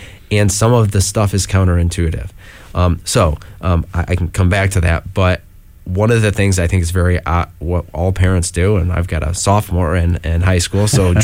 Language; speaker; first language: English; native; English